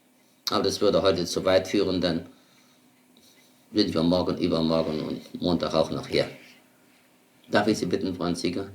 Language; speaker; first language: German; native; German